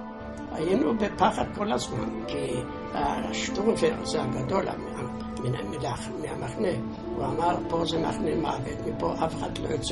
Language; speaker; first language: Hebrew; non-native, fluent; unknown